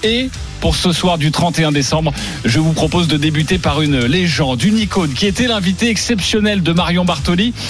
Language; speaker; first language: French; native; French